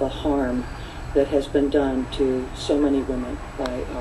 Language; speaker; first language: English; native; English